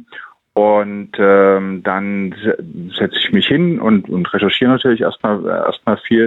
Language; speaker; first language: German; native; German